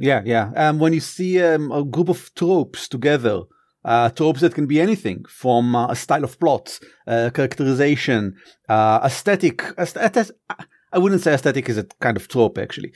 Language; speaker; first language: English; non-native, fluent; Hebrew